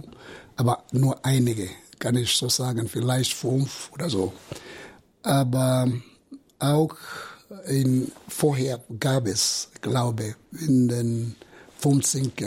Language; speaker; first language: German; non-native, fluent; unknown